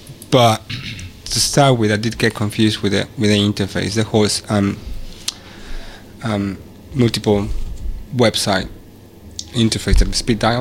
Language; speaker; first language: English; non-native, fluent; Spanish